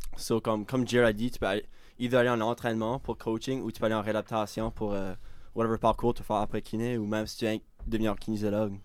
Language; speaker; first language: French; native; French